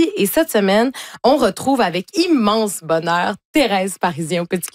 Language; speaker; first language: French; native; French